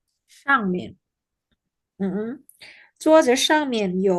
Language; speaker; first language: Chinese; non-native, fluent; Indonesian